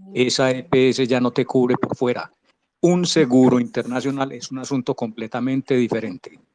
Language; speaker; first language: Spanish; native; Spanish